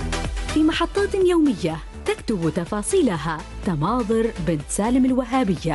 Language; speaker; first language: Arabic; native; Arabic